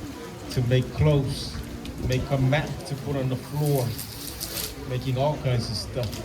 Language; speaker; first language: English; non-native, local second language; Samoan